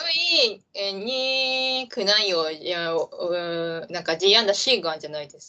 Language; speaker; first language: Chinese; non-native, learner; Japanese